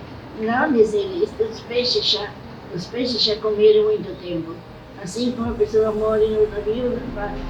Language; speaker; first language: Portuguese; non-native, local second language; German